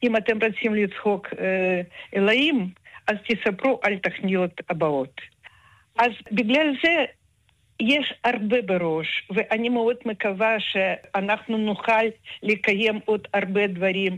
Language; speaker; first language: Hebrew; non-native, fluent; Russian